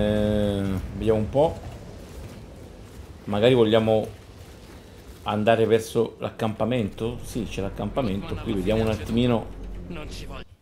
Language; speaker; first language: Italian; native; Italian